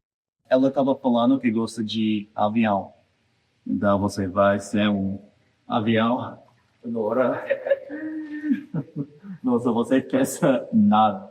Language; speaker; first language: Portuguese; non-native, fluent; English